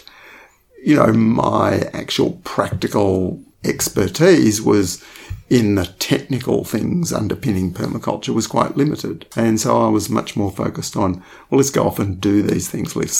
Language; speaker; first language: English; native; English